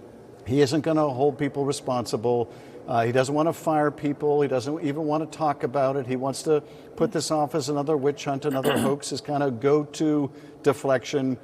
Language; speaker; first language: English; native; English